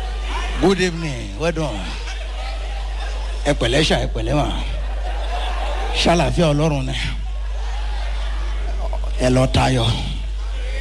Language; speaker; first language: English; non-native, local second language; Yoruba